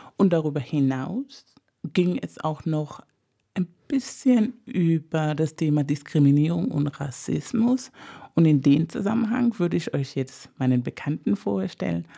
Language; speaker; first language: German; non-native, fluent; Spanish